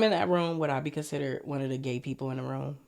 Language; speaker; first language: English; native; English